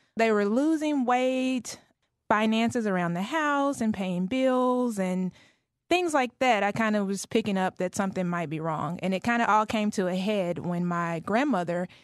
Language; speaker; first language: English; native; English